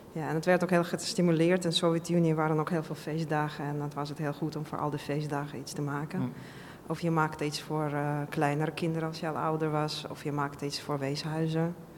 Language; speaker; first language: Dutch; non-native, fluent; Russian